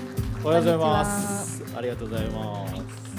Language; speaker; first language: Japanese; native; Japanese